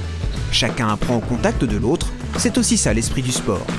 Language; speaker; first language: French; native; French